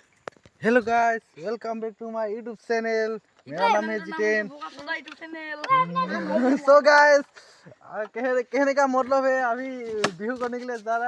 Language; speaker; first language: Hindi; non-native, local second language; Assamese